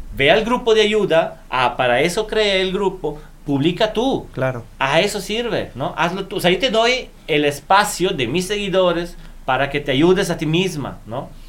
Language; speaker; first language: Spanish; non-native, fluent; Italian